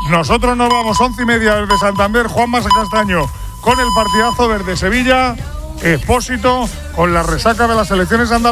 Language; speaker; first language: Spanish; native; Spanish